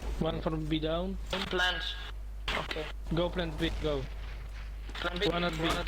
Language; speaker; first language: English; non-native, learner; Polish